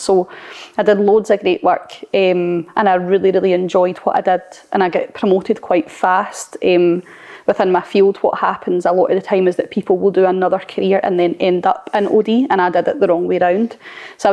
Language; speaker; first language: English; native; English